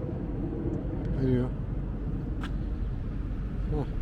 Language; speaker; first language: Turkish; native; Turkish